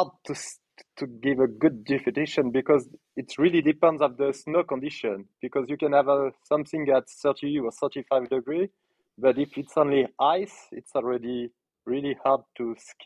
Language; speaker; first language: English; non-native, learner; French